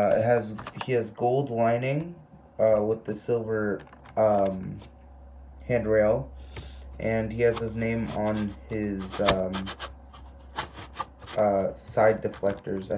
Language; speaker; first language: English; native; English